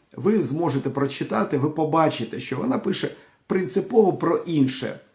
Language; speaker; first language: Ukrainian; non-native, local second language; Russian